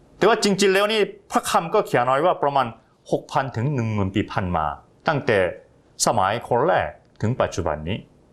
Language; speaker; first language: Thai; non-native, fluent; Korean